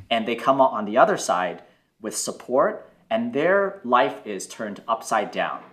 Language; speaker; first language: English; native; English